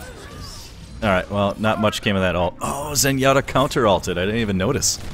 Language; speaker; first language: English; native; English